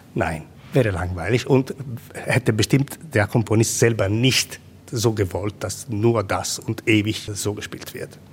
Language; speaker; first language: German; non-native, fluent; Italian